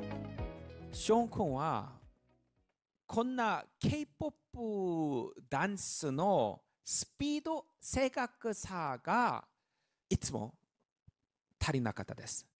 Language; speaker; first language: Japanese; non-native, learner; Korean